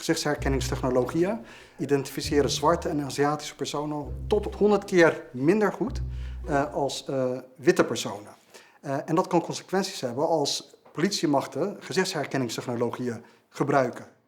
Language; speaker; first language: Dutch; native; Dutch